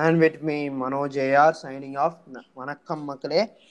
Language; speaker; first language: English; non-native, local second language; Tamil